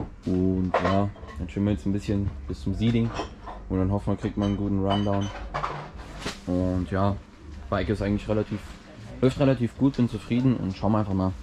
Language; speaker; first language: German; native; German